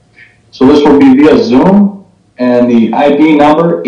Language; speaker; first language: English; native; English